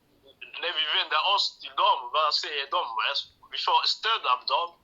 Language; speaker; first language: Swedish; non-native, learner; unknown